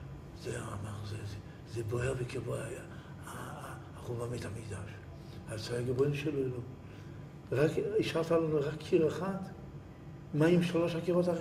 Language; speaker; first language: Hebrew; early bilingual, other home language; Yiddish